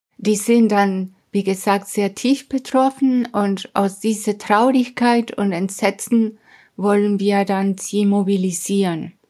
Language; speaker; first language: German; non-native, fluent; Spanish